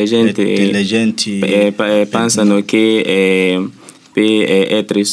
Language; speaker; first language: Italian; non-native, learner; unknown